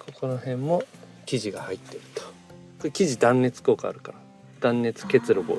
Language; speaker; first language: Japanese; native; Japanese